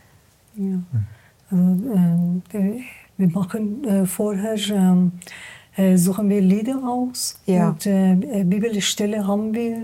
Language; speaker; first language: German; non-native, learner; Persian